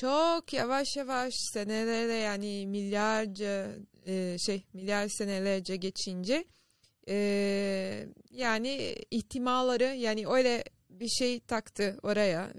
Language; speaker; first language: Turkish; non-native, learner; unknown